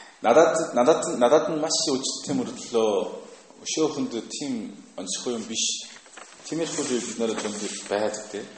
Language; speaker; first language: Mongolian; non-native, fluent; Korean